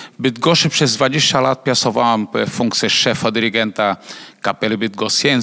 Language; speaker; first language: Polish; non-native, fluent; Portuguese